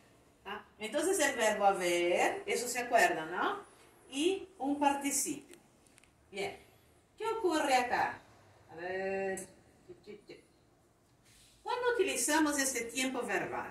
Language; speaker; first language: Spanish; non-native, fluent; Portuguese